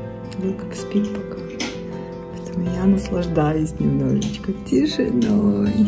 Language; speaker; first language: Russian; native; Russian